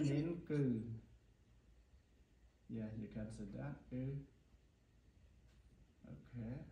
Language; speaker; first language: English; non-native, learner; Khmer